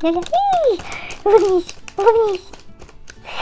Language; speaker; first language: Russian; native; Russian